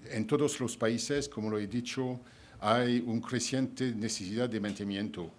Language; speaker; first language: Spanish; non-native, fluent; French